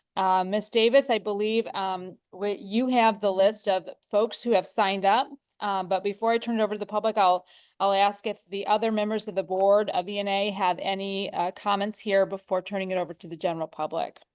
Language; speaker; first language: English; native; English